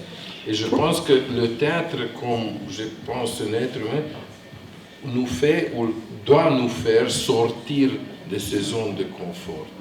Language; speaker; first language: French; non-native, fluent; Hungarian